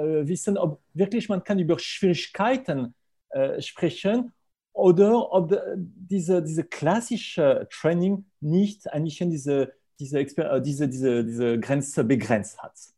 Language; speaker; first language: German; non-native, fluent; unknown